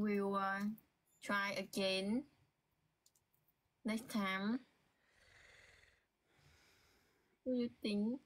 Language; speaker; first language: English; non-native, learner; Vietnamese